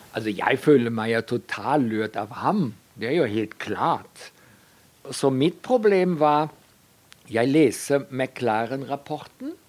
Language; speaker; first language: Norwegian; non-native, fluent; German